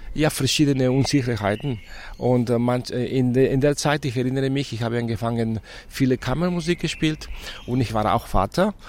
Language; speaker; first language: German; non-native, fluent; Spanish